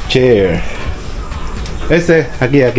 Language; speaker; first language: Spanish; non-native, learner; Filipino